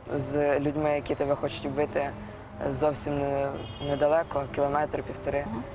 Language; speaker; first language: Ukrainian; native; Ukrainian